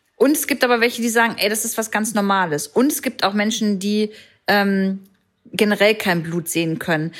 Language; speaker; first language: German; native; German